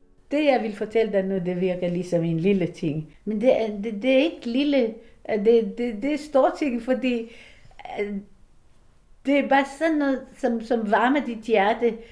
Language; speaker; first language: Danish; non-native, fluent; Hebrew